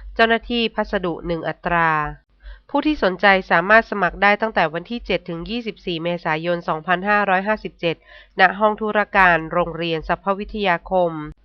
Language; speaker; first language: Thai; native; Thai